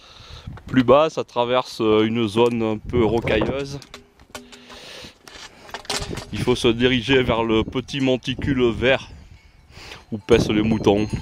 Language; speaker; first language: French; native; French